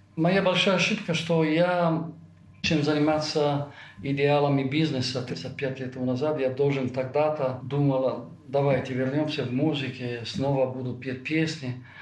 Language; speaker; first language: Russian; non-native, fluent; Italian